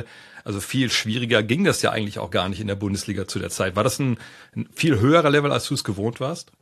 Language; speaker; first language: German; native; German